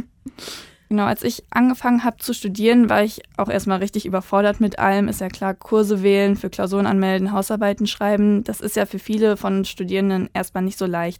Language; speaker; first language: German; native; German